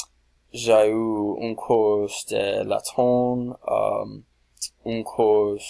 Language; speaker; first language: French; non-native, learner; English